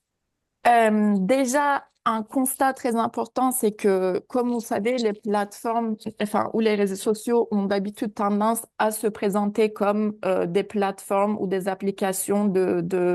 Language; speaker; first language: French; native; French